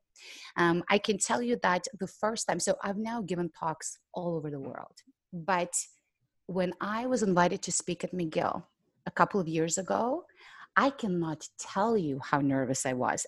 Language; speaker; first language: English; non-native, fluent; Ukrainian